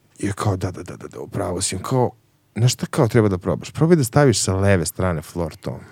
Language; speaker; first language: Serbian; native; Serbian